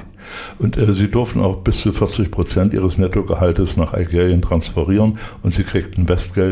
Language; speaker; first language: German; native; German